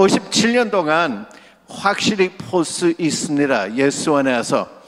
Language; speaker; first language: Korean; non-native, local second language; English